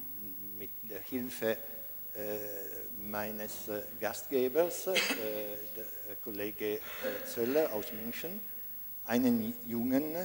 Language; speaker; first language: German; non-native, fluent; Italian